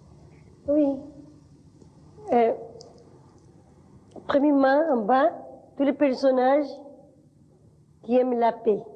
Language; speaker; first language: French; non-native, fluent; Spanish